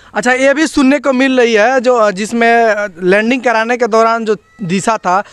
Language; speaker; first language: Hindi; native; Hindi